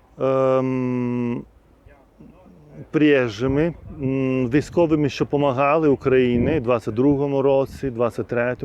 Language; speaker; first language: Ukrainian; non-native, fluent; Lithuanian